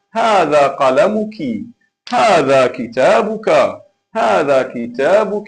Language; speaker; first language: Arabic; non-native, fluent; Malay